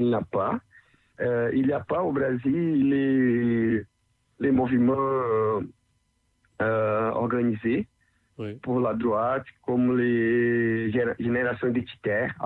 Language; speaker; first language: French; non-native, learner; Portuguese